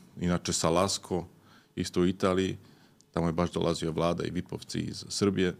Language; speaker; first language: Serbian; early bilingual, heritage; Serbian